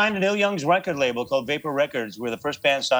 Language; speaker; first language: English; native; English